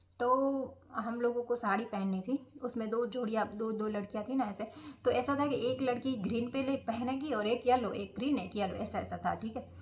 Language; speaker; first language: Hindi; non-native, local second language; Gujarati